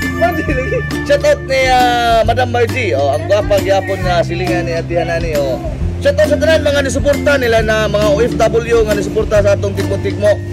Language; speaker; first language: Cebuano; native; Cebuano